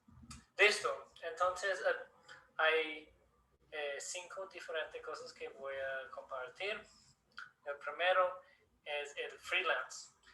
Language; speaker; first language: Spanish; non-native, learner; English